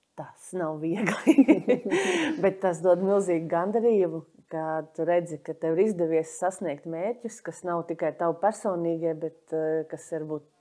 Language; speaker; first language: Latvian; native; Latvian